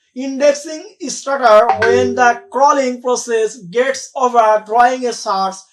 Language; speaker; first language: English; non-native, local second language; Bangla